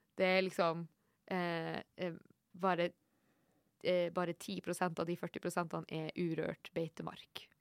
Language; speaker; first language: Norwegian; native; Norwegian